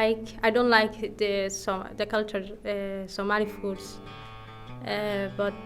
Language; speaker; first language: English; non-native, local second language; Somali